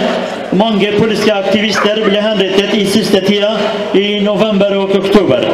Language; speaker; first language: Norwegian; non-native, fluent; Kurdish